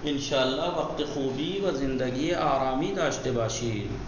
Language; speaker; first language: Persian; non-native, fluent; Urdu